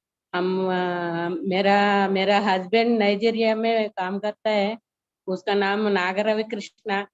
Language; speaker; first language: Hindi; non-native, local second language; Telugu